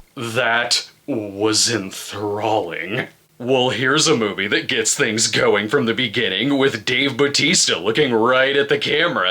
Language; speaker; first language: English; native; English